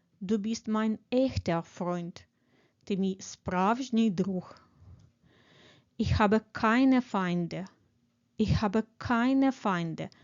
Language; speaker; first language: German; non-native, fluent; Ukrainian